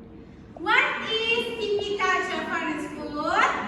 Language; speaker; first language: English; non-native, learner; Indonesian